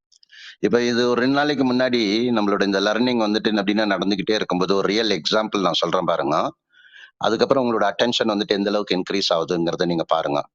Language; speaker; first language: Tamil; native; Tamil